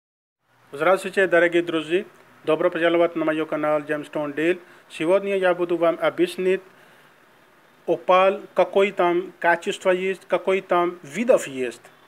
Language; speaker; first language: Russian; non-native, learner; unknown